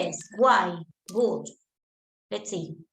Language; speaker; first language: English; non-native, fluent; Spanish